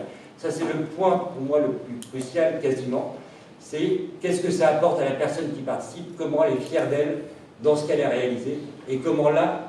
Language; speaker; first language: French; native; French